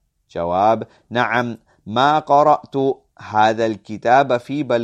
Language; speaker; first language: Arabic; non-native, fluent; English